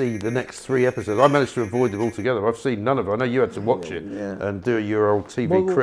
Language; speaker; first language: English; native; English